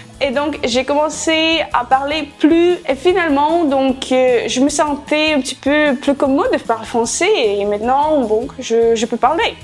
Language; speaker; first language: French; non-native, fluent; Russian